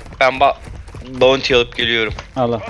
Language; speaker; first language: Turkish; native; Turkish